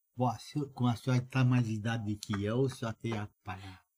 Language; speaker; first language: Portuguese; non-native, fluent; Romanian